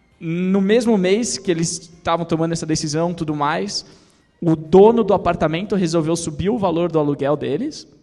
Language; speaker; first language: Portuguese; native; Portuguese